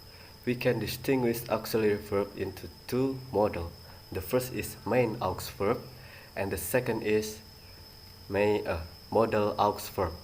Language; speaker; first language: English; non-native, learner; Indonesian